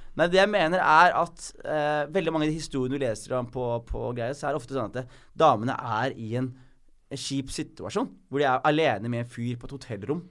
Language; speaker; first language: Norwegian; early bilingual, other home language; Somali